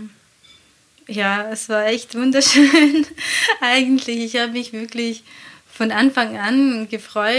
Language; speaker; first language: German; non-native, fluent; Latvian